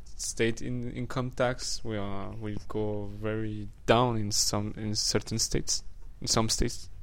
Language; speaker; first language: English; non-native, fluent; French